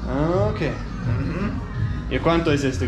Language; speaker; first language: Spanish; non-native, learner; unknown